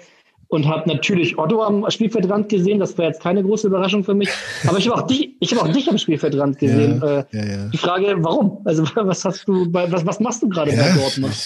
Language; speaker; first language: German; native; German